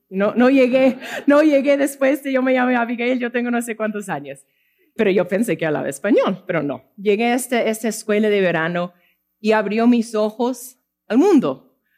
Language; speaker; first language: Spanish; non-native, fluent; English